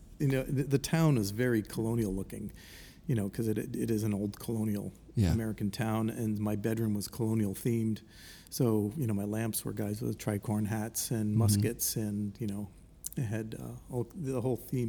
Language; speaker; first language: English; native; English